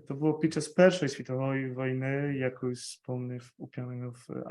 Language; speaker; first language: Ukrainian; non-native, fluent; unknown